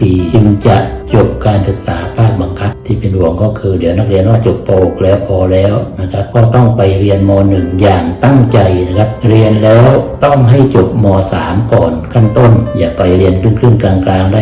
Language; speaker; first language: Thai; native; Thai